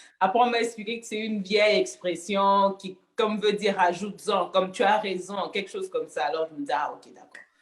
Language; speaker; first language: French; non-native, local second language; Lingala